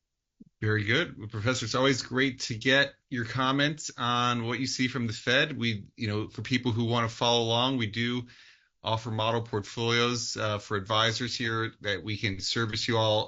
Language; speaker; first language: English; native; English